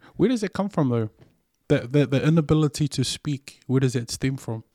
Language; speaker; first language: English; non-native, local second language; Samoan